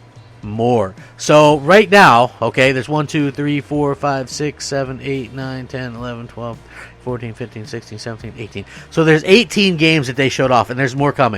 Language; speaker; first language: English; native; English